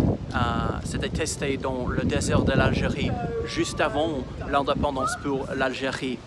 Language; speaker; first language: French; non-native, fluent; English